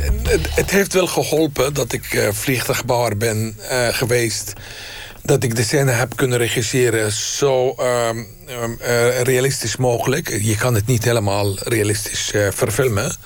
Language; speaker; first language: Dutch; non-native, fluent; Arabic